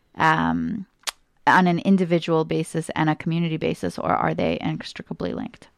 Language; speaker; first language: English; early bilingual, other home language; Ukrainian